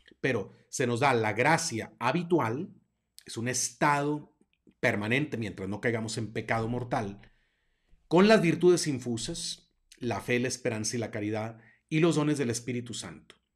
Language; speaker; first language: Spanish; native; Spanish